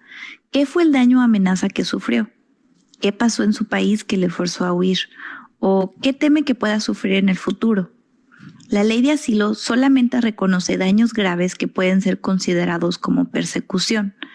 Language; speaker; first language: Spanish; native; Spanish